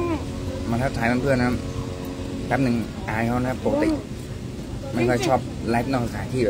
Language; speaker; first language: Thai; native; Thai